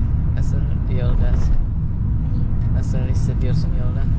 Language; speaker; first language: Turkish; non-native, learner; Indonesian